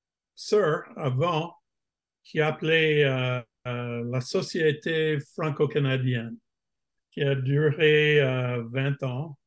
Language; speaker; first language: French; non-native, fluent; English